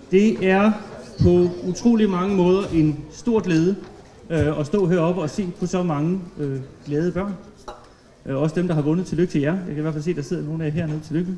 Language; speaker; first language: Danish; native; Danish